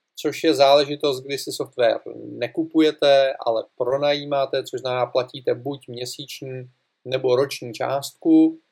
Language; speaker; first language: Czech; native; Czech